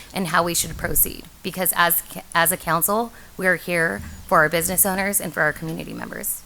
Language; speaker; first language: English; native; English